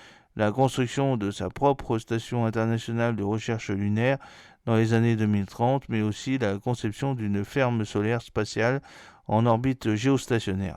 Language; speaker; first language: French; native; French